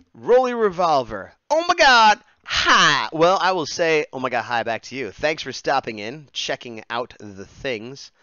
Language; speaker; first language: English; native; English